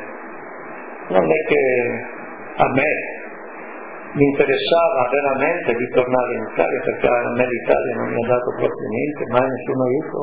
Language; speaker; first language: Italian; native; Italian